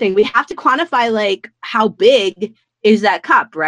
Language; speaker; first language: English; native; English